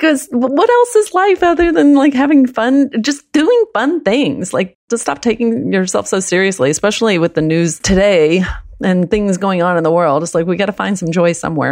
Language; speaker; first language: English; early bilingual, other home language; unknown